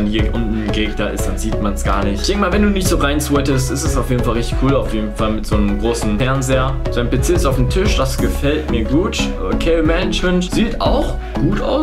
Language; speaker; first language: German; native; German